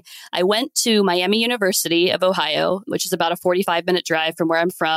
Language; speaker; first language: English; native; English